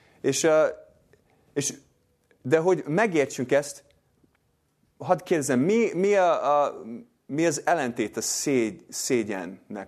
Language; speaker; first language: Hungarian; non-native, fluent; English